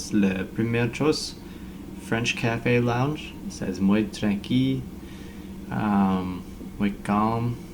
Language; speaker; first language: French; non-native, learner; English